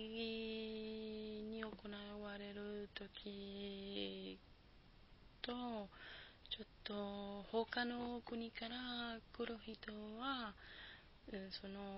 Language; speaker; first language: Japanese; non-native, learner; Spanish